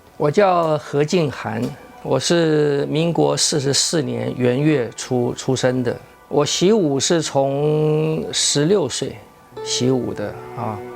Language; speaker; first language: Chinese; native; Chinese